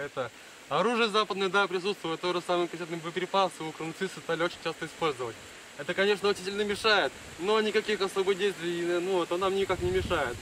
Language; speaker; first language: Russian; native; Russian